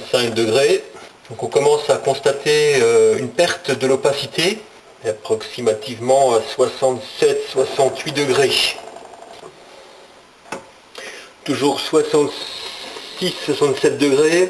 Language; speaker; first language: French; native; French